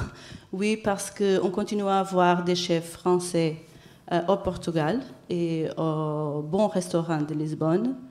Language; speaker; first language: French; non-native, fluent; Portuguese